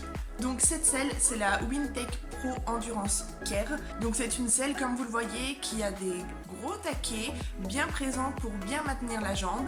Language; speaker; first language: French; native; French